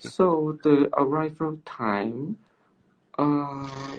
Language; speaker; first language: English; non-native, learner; Cantonese